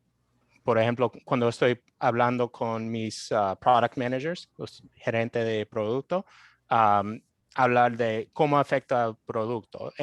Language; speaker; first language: Spanish; non-native, fluent; English